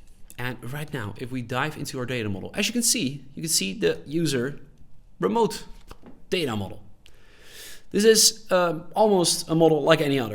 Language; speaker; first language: English; non-native, fluent; Dutch